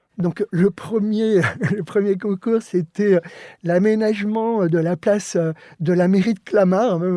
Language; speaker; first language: French; early bilingual, other home language; Spanish